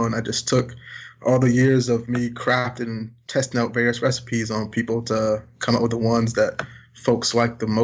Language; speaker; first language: English; native; English